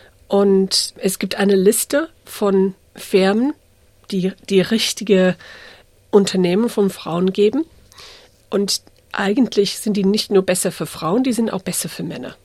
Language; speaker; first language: German; early bilingual, heritage; English